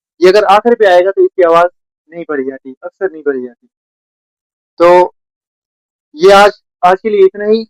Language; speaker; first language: Urdu; native; Urdu